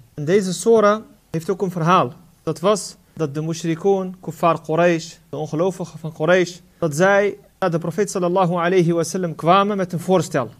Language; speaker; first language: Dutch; non-native, fluent; Arabic